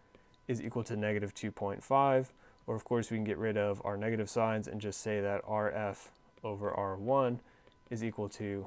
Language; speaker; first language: English; native; English